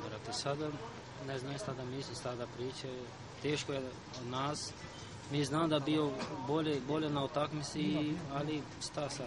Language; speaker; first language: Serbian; non-native, learner; Portuguese